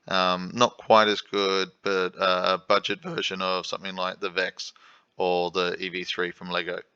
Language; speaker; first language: English; native; English